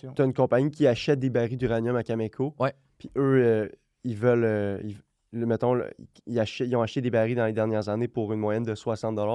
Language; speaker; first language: French; native; French